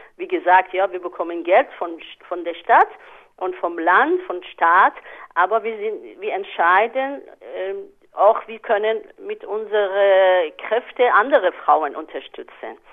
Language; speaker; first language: German; non-native, fluent; Persian